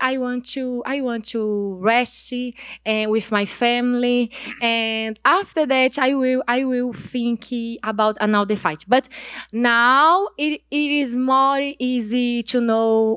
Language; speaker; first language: English; non-native, learner; Portuguese